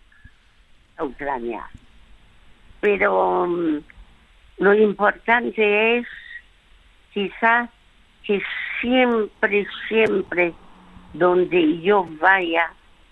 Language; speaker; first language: Spanish; early bilingual, other home language; French